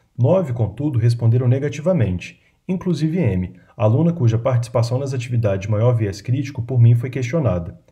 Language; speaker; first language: Portuguese; native; Portuguese